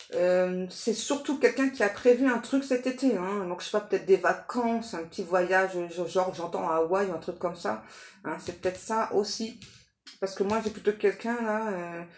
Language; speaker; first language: French; native; French